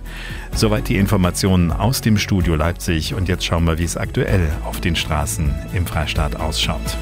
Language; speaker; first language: German; native; German